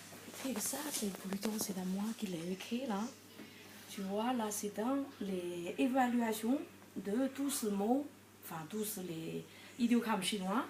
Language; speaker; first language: French; non-native, learner; Chinese